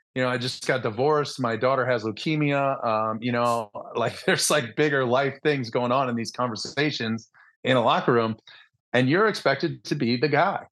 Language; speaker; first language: English; early bilingual, other home language; Spanish